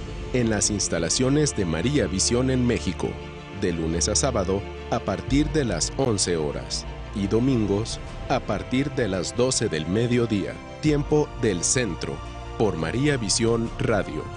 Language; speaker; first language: Spanish; native; Spanish